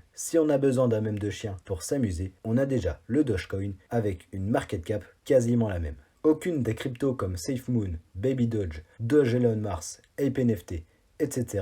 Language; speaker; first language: French; native; French